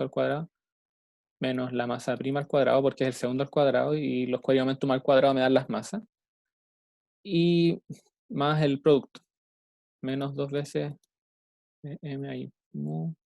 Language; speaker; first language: Spanish; native; Spanish